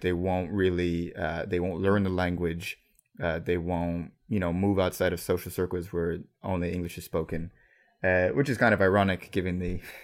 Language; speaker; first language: English; native; English